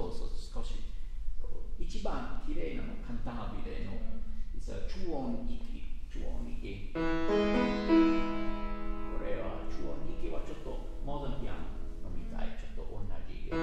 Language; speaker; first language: Japanese; non-native, learner; Italian